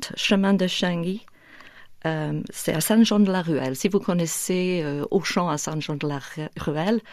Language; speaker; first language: French; non-native, fluent; English